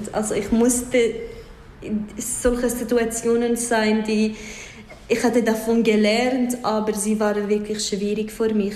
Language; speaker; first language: German; non-native, fluent; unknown